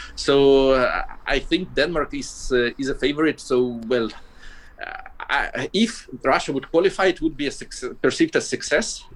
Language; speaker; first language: English; non-native, fluent; Russian